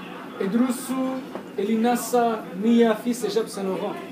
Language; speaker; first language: Arabic; non-native, learner; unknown